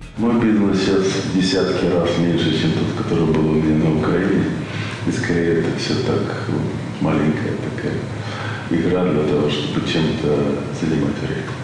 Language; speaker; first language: Russian; native; Russian